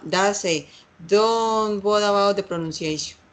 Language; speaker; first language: English; non-native, learner; Spanish